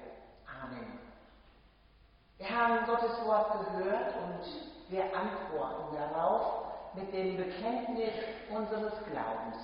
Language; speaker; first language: German; native; German